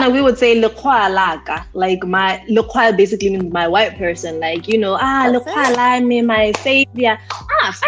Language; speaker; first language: English; non-native, local second language; Tswana